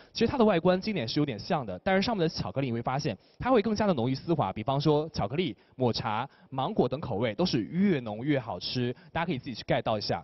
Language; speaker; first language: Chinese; native; Chinese